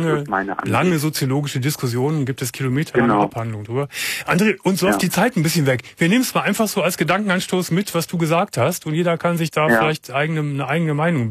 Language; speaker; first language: German; native; German